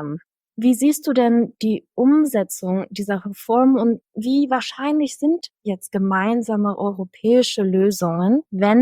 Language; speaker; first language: German; native; German